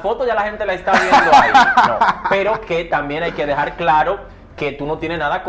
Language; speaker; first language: Spanish; native; Spanish